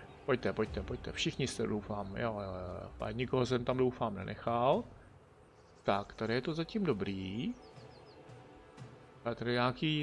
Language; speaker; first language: Czech; native; Czech